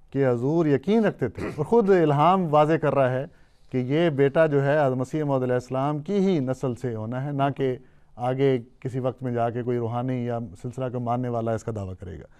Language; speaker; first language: Urdu; native; Urdu